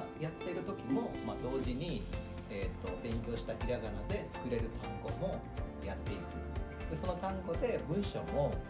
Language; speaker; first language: Japanese; non-native, fluent; Bangla